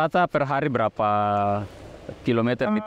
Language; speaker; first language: Indonesian; native; Indonesian